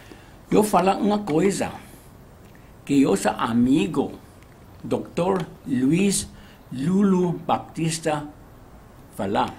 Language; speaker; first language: Portuguese; non-native, learner; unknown